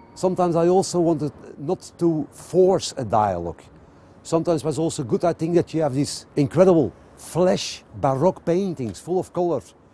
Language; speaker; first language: English; non-native, fluent; Dutch